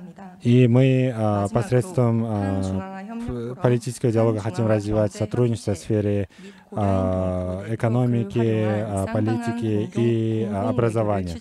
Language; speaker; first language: Russian; non-native, fluent; Korean